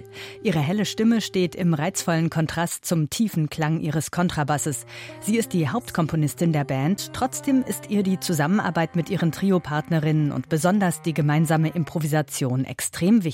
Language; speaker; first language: German; native; German